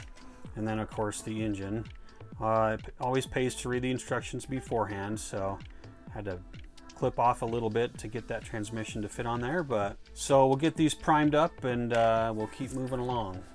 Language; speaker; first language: English; native; English